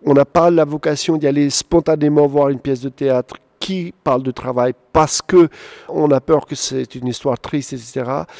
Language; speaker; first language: French; non-native, fluent; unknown